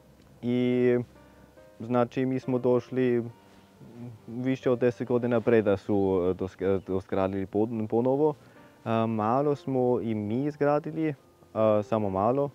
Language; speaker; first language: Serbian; non-native, fluent; German